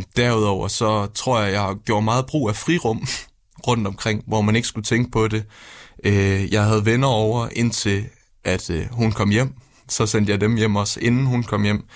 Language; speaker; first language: Danish; native; Danish